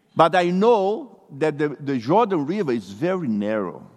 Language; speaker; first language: English; non-native, fluent; Portuguese